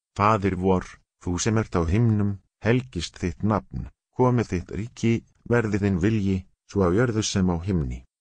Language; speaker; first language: Icelandic; non-native, learner; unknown